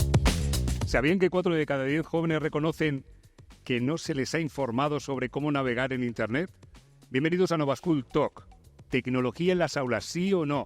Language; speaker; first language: Spanish; native; Spanish